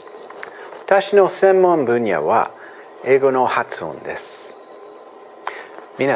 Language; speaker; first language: Japanese; non-native, fluent; English